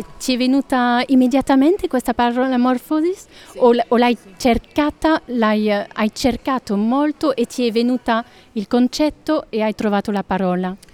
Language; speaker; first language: Italian; non-native, fluent; French